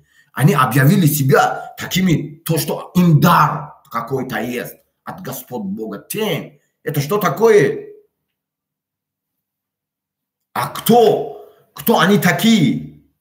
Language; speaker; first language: Russian; non-native, local second language; Tajik